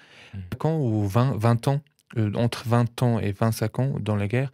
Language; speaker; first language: French; non-native, learner; Arabic